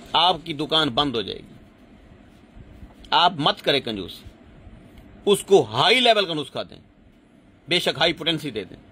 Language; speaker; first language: Urdu; non-native, local second language; Punjabi